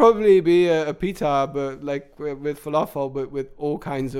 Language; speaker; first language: English; native; English